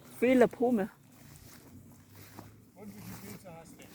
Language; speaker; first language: German; non-native, learner; Thai